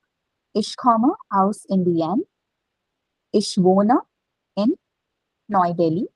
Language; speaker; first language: German; non-native, fluent; Hindi